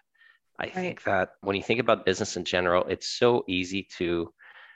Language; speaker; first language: English; early bilingual, other home language; French